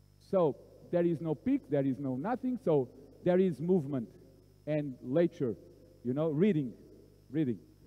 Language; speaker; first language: English; non-native, fluent; Portuguese